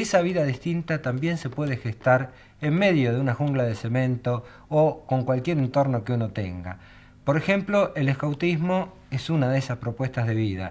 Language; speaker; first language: Spanish; native; Spanish